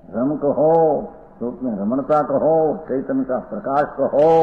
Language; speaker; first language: Hindi; non-native, local second language; Gujarati